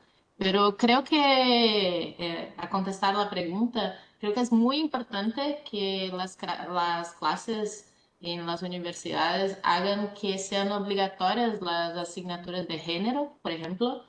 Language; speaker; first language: Spanish; non-native, fluent; Portuguese